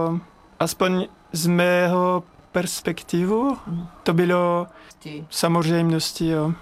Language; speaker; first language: Czech; non-native, fluent; French